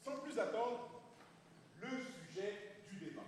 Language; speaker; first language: French; native; French